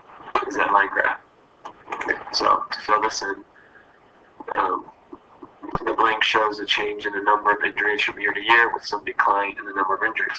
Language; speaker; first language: English; native; English